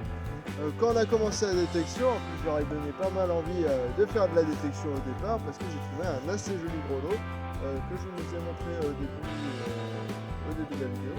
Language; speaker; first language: French; native; French